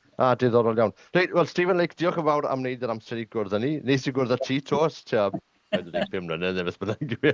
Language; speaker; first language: Welsh; non-native, local second language; English